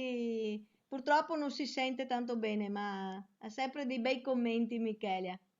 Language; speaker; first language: Italian; native; Italian